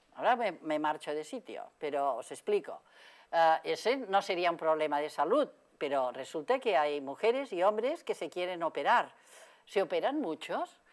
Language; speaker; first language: Spanish; non-native, local second language; Catalan